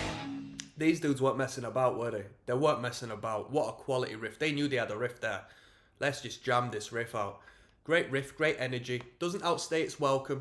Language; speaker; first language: English; native; English